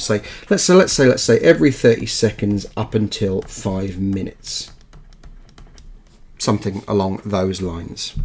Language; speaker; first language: English; native; English